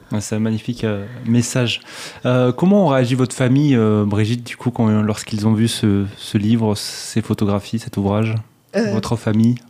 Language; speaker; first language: French; native; French